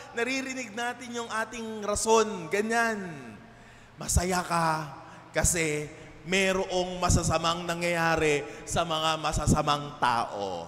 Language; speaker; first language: Filipino; native; Filipino